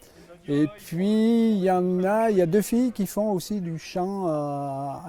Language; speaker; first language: French; native; French